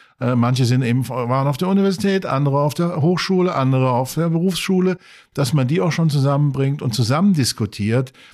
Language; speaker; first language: German; native; German